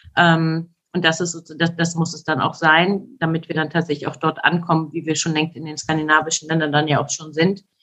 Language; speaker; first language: German; early bilingual, other home language; Turkish